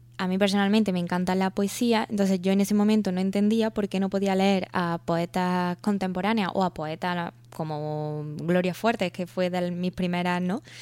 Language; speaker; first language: Spanish; native; Spanish